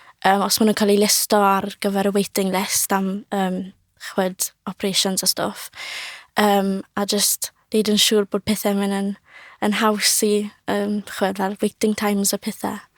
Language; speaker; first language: Welsh; native; Welsh